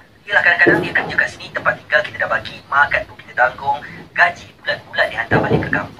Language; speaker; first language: Malay; native; Malay